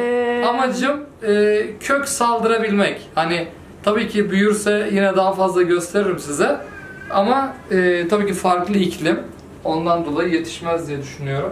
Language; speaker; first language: Turkish; native; Turkish